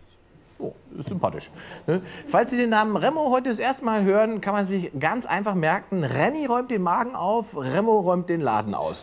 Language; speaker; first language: German; native; German